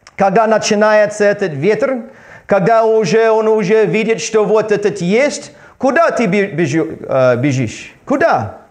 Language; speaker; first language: Russian; non-native, learner; English